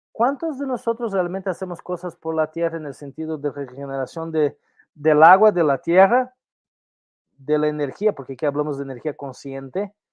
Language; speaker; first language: Spanish; non-native, fluent; Portuguese